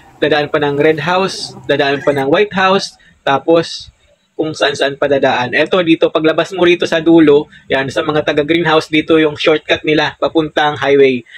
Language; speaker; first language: Filipino; non-native, local second language; Bikol